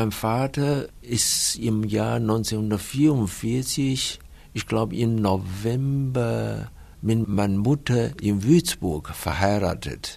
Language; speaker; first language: German; non-native, fluent; Chinese